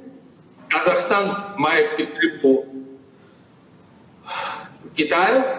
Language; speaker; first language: Ukrainian; non-native, fluent; Georgian